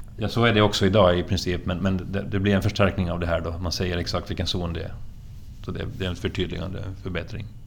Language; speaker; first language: Swedish; native; Swedish